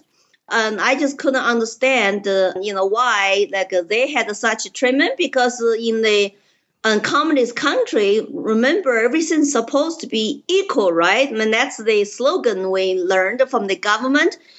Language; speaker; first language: English; non-native, fluent; Chinese